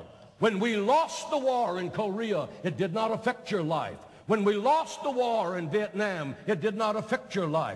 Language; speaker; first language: English; native; English